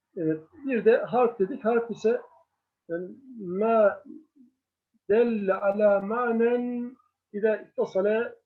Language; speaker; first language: Turkish; native; Turkish